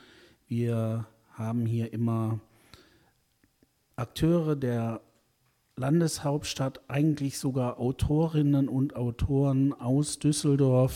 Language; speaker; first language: German; native; German